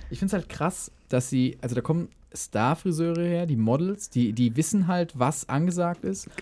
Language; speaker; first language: German; native; German